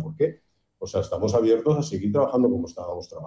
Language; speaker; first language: Spanish; native; Spanish